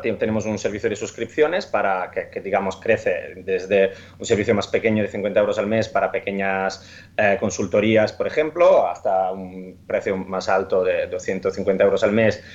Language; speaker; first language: Spanish; non-native, fluent; Italian